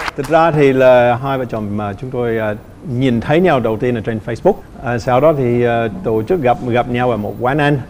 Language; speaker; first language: Vietnamese; non-native, fluent; English